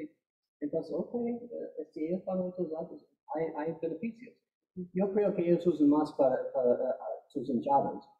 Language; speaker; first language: Spanish; non-native, fluent; English